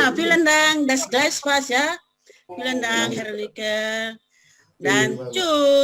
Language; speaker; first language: German; non-native, learner; Indonesian